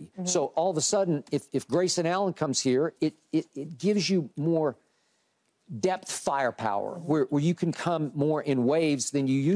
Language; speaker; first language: English; native; English